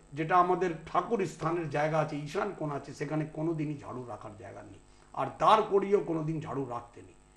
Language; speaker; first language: Bangla; non-native, local second language; Punjabi